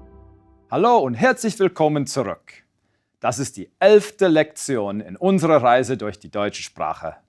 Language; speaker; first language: German; non-native, fluent; English